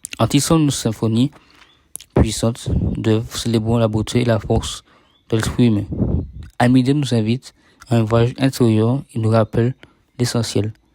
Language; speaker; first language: French; native; French